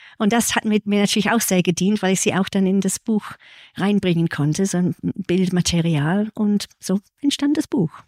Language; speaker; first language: German; early bilingual, heritage; English